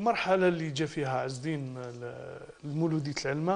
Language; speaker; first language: Arabic; native; Arabic